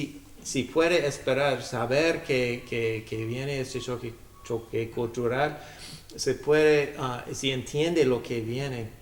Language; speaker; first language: Spanish; non-native, learner; English